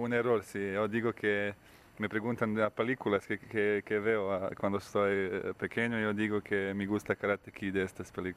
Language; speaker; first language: Spanish; non-native, learner; Bosnian